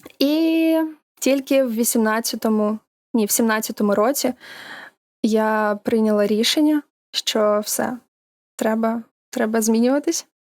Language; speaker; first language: Ukrainian; non-native, local second language; Russian